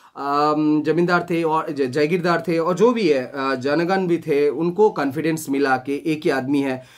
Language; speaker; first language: Hindi; non-native, local second language; Bangla